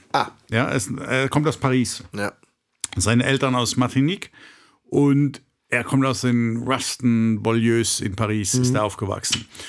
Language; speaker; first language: German; native; German